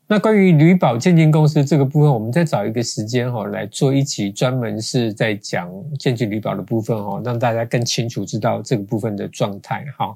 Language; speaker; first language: Chinese; native; Chinese